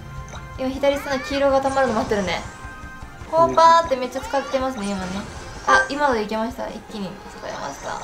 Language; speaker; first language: Japanese; native; Japanese